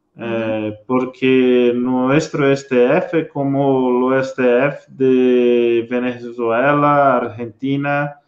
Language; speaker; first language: Spanish; non-native, learner; Portuguese